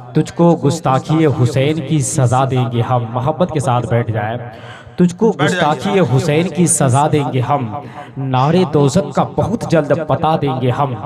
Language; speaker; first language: Hindi; native; Hindi